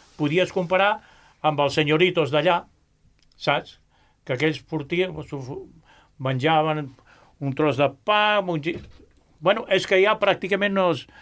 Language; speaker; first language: Catalan; non-native, local second language; Spanish